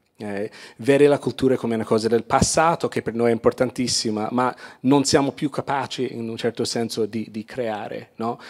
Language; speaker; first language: Italian; non-native, fluent; English